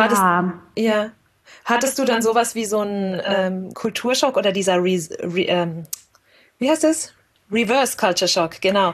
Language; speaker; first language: German; native; German